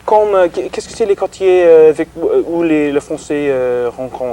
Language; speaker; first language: French; non-native, learner; English